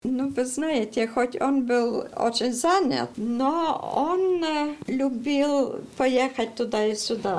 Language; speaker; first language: Russian; early bilingual, heritage; Russian